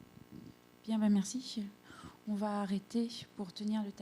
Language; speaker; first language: French; native; French